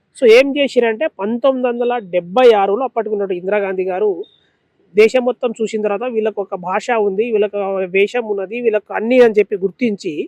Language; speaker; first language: Telugu; non-native, local second language; Lambadi